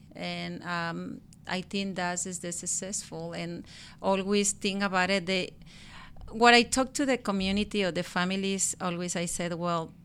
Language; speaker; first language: English; non-native, learner; Spanish